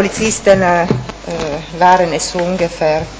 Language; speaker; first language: German; non-native, fluent; Italian